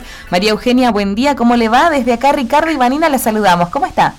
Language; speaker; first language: Spanish; native; Spanish